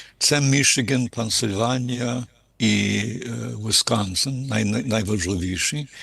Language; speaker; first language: Ukrainian; early bilingual, heritage; Ukrainian